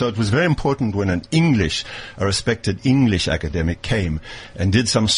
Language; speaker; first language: English; native; English